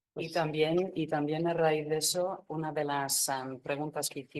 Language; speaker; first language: Spanish; non-native, fluent; English